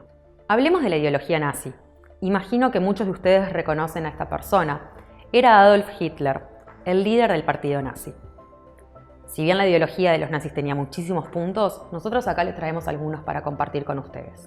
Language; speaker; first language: Spanish; native; Spanish